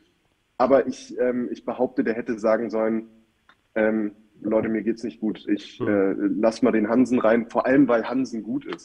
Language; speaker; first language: German; native; German